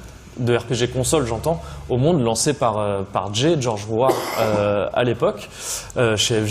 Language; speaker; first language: French; native; French